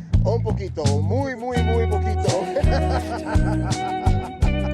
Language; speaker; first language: Spanish; non-native, learner; English